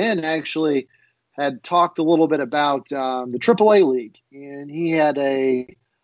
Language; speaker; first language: English; native; English